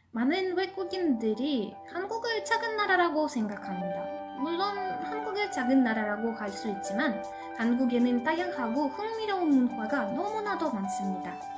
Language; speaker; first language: Korean; non-native, fluent; Russian